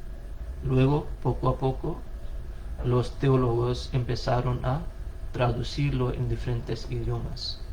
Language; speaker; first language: Spanish; non-native, fluent; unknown